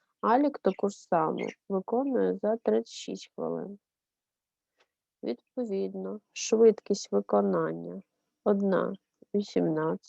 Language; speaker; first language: Ukrainian; native; Ukrainian